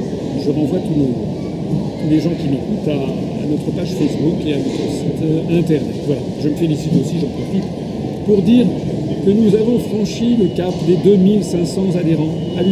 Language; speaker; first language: French; native; French